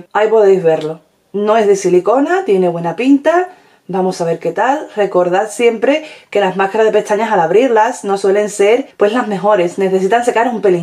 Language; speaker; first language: Spanish; native; Spanish